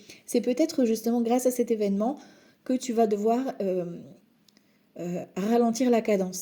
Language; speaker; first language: French; native; French